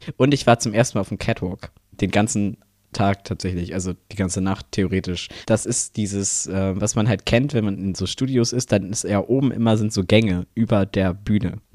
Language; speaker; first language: German; native; German